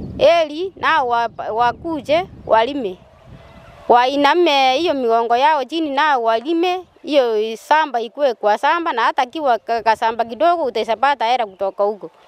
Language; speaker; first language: Swahili; non-native, local second language; Gusii